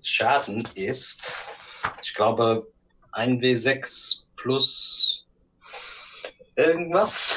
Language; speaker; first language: German; non-native, learner; English